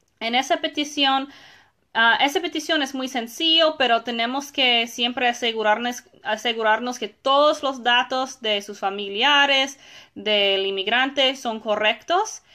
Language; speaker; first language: Spanish; non-native, fluent; English